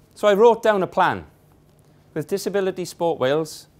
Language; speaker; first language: English; native; English